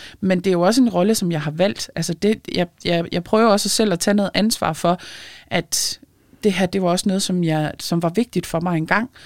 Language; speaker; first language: Danish; early bilingual, other home language; Lithuanian